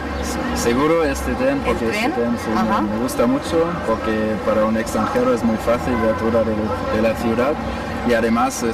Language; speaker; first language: Spanish; non-native, fluent; German